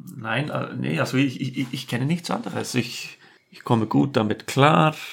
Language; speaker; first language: German; non-native, fluent; Icelandic